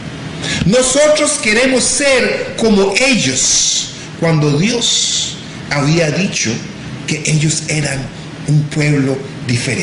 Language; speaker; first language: Spanish; non-native, local second language; English